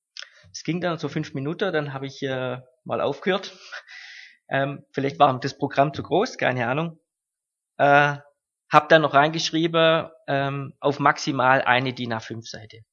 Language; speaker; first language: German; native; German